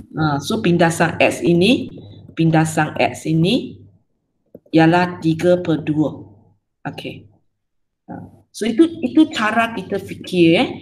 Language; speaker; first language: Malay; non-native, local second language; Chinese